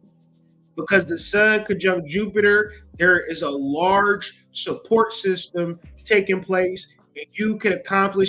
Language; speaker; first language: English; native; English